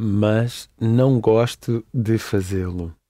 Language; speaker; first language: Portuguese; non-native, learner; English